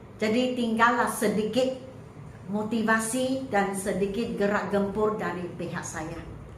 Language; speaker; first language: Malay; non-native, local second language; Chinese